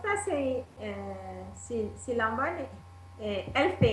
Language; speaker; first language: Greek; non-native, learner; Italian